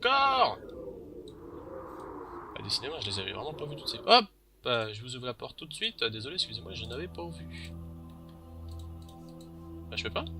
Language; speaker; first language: French; native; French